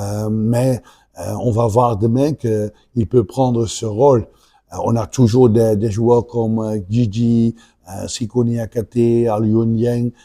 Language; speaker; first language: French; non-native, local second language; Dutch